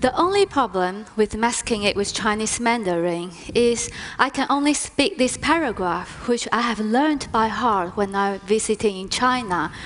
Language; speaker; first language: English; native; English